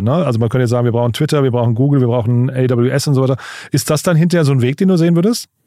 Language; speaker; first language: German; native; German